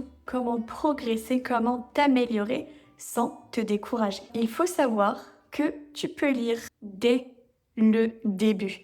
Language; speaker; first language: French; native; French